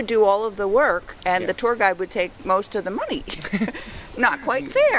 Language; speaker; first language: English; native; English